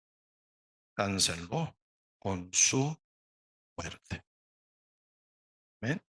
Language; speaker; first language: Spanish; non-native, learner; Korean